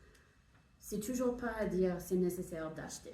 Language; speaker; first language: French; non-native, fluent; English